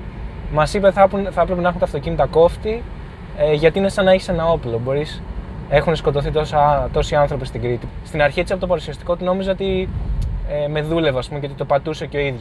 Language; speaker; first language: Greek; native; Greek